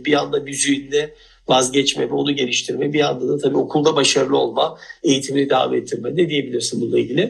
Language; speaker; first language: Turkish; native; Turkish